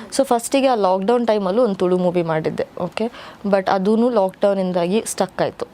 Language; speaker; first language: Kannada; non-native, local second language; Malayalam